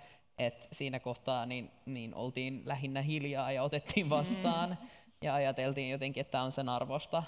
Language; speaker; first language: Finnish; native; Finnish